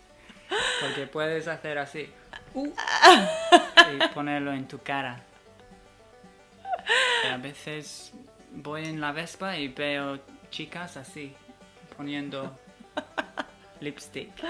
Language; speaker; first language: Spanish; non-native, fluent; English